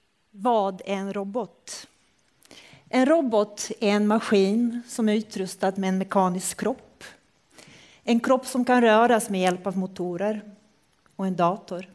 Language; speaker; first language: Swedish; non-native, fluent; Croatian